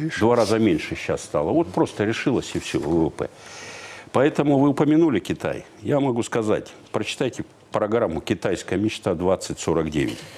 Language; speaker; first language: Russian; native; Russian